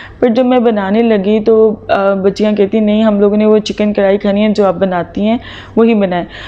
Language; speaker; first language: Urdu; native; Urdu